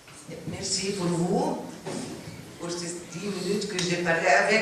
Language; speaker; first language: French; non-native, fluent; Arabic